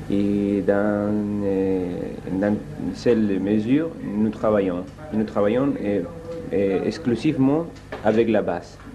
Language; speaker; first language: French; non-native, fluent; Spanish